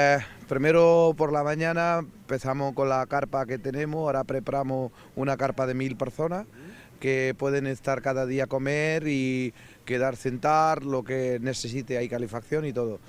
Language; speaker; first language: Spanish; non-native, learner; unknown